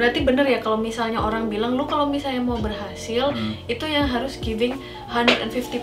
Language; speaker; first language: Indonesian; native; Indonesian